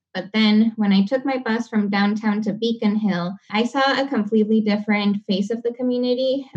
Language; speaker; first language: English; non-native, fluent; Spanish